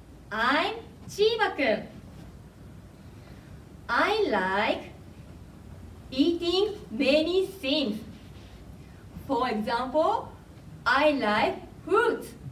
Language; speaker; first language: English; non-native, fluent; Japanese